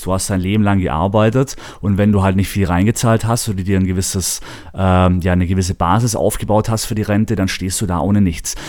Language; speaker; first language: German; native; German